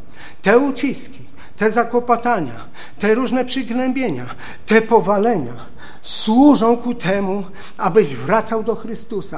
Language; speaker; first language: Polish; native; Polish